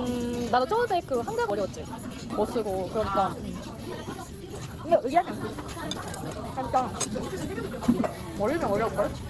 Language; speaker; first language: Korean; non-native, learner; Japanese